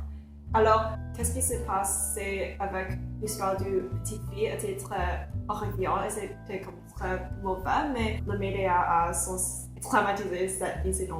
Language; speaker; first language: French; non-native, local second language; English